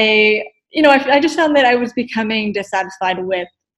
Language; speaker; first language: English; native; English